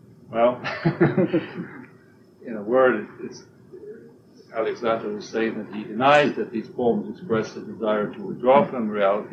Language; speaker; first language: English; native; English